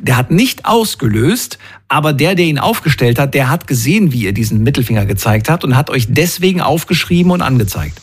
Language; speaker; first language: German; native; German